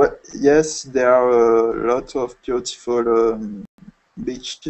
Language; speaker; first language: English; non-native, fluent; French